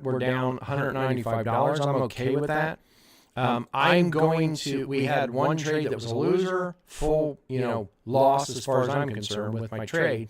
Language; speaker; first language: English; native; English